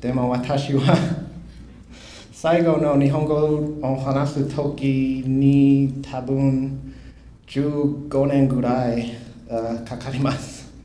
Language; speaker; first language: Japanese; non-native, learner; English